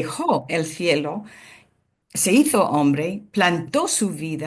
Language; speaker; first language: Spanish; non-native, fluent; English